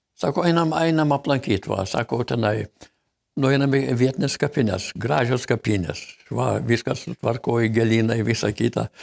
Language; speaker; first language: Lithuanian; native; Lithuanian